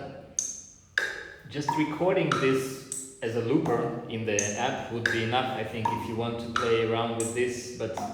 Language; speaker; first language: English; non-native, fluent; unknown